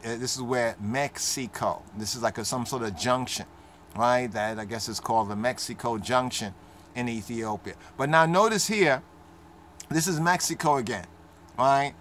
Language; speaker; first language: English; native; English